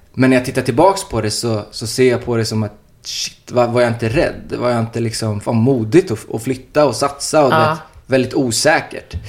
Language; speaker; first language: Swedish; native; Swedish